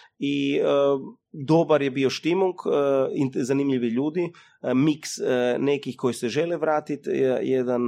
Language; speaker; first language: Croatian; early bilingual, heritage; Croatian